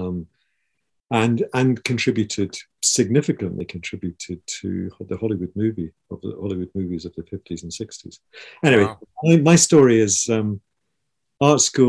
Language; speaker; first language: English; native; English